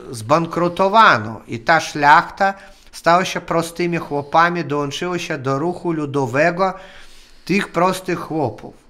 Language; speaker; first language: Polish; non-native, learner; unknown